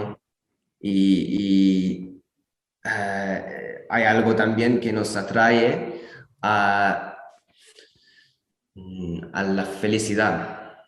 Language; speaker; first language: Spanish; non-native, learner; English